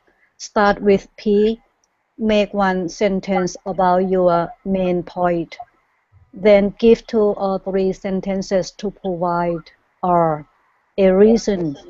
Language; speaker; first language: English; non-native, learner; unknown